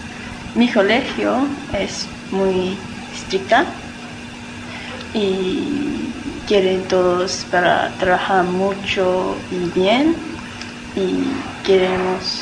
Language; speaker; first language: Spanish; non-native, learner; English